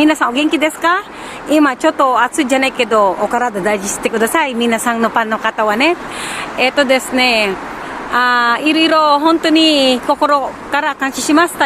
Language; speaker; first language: Japanese; non-native, learner; Filipino